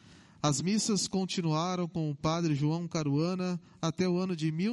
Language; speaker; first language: Portuguese; native; Portuguese